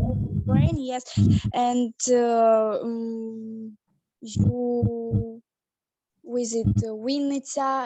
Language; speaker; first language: English; non-native, learner; Ukrainian